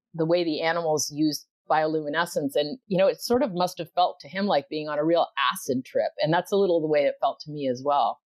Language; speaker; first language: English; native; English